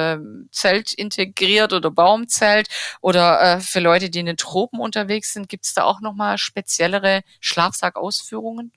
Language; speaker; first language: German; native; German